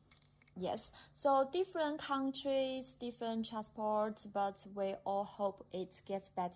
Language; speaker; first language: English; non-native, fluent; Chinese